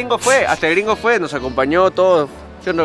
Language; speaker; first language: Spanish; native; Spanish